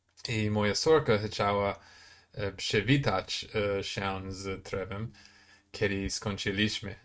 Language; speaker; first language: Polish; non-native, fluent; English